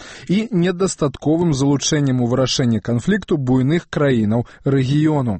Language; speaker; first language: Belarusian; native; Belarusian